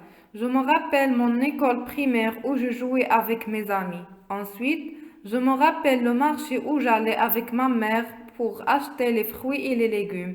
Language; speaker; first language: French; non-native, learner; Arabic